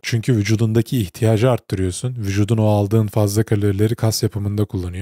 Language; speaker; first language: Turkish; native; Turkish